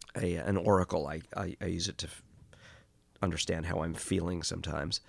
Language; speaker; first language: English; native; English